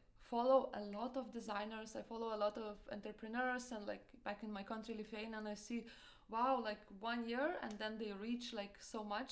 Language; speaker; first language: English; non-native, fluent; Lithuanian